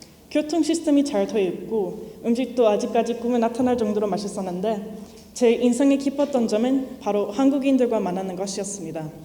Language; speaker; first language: Korean; non-native, fluent; English